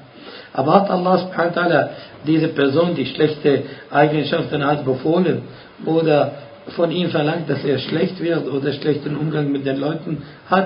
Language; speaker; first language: German; non-native, fluent; Arabic